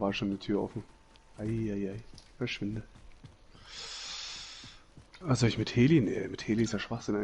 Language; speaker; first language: German; native; German